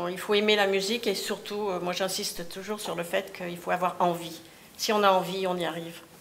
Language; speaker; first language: French; native; French